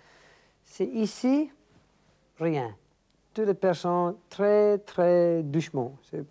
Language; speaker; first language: French; non-native, learner; English